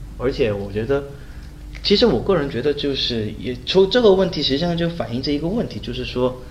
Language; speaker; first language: Chinese; non-native, fluent; Korean